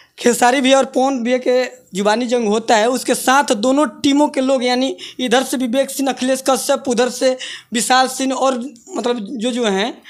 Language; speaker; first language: Hindi; non-native, local second language; Bhojpuri